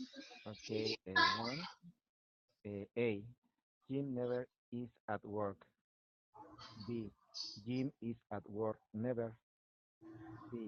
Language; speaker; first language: English; non-native, learner; Spanish